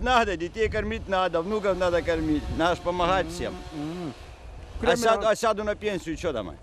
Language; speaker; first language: Russian; native; Russian